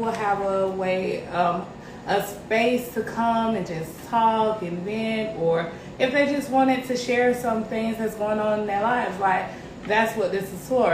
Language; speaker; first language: English; native; English